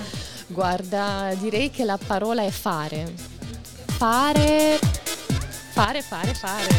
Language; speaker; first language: Italian; early bilingual, other home language; Romanian